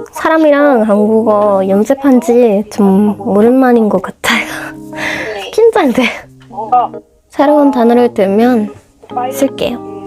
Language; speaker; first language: Korean; non-native, learner; English